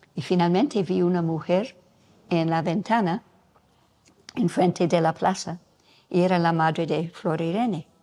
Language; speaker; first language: Spanish; non-native, fluent; English